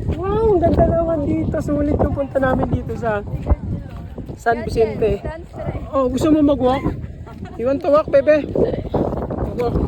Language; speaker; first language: Filipino; non-native, local second language; Bikol